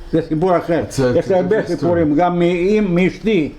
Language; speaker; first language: Hebrew; non-native, fluent; Yiddish